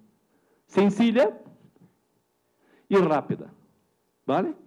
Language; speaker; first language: Spanish; non-native, learner; Portuguese